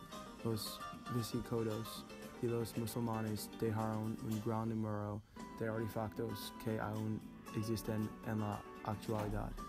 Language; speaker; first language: Spanish; non-native, learner; English